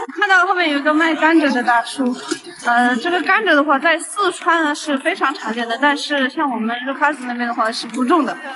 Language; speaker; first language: Chinese; non-native, local second language; Tibetan